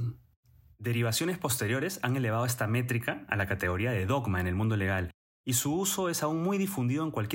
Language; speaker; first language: Spanish; native; Spanish